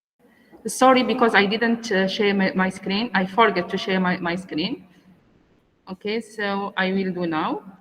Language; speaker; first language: English; non-native, learner; Arabic